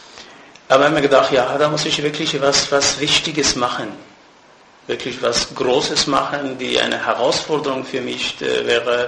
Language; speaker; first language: German; non-native, fluent; Persian